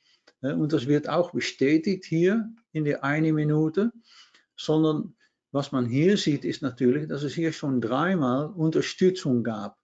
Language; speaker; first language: German; non-native, learner; Dutch